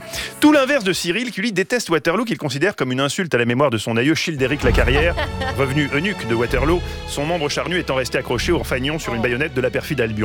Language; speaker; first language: French; native; French